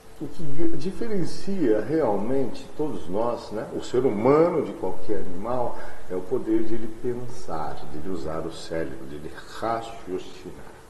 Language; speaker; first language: Portuguese; native; Portuguese